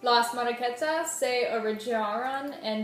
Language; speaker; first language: Spanish; non-native, learner; English